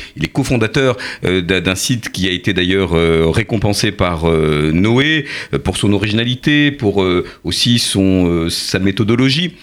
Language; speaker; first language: French; native; French